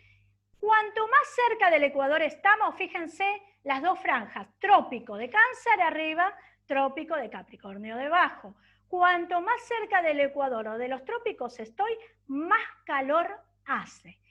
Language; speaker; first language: Spanish; native; Spanish